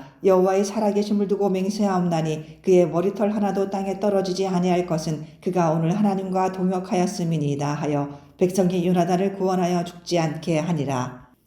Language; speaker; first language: Korean; native; Korean